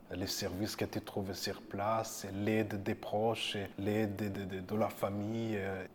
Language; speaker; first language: French; non-native, local second language; Rundi